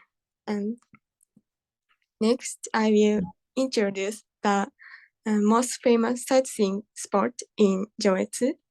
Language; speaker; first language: English; non-native, learner; Japanese